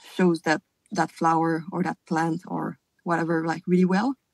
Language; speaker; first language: English; non-native, fluent; French